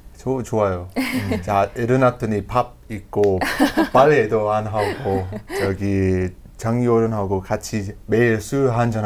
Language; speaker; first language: Korean; non-native, learner; English